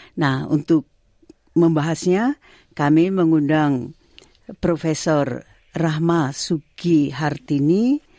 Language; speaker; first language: Indonesian; non-native, local second language; Javanese